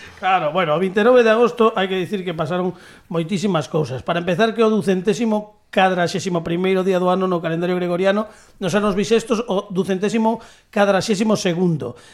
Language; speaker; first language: Galician; native; Galician